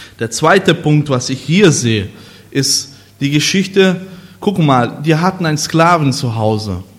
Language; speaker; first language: German; non-native, learner; Portuguese